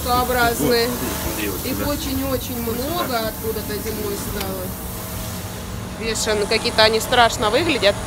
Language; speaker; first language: Russian; native; Russian